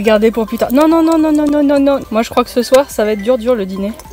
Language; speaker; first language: French; native; French